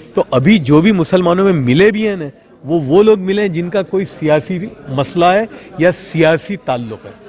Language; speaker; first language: Hindi; non-native, local second language; Gujarati